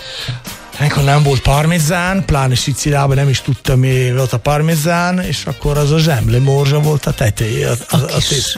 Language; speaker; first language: Hungarian; non-native, learner; Italian